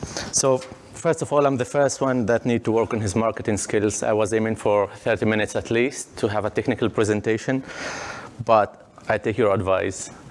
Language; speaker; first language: English; non-native, fluent; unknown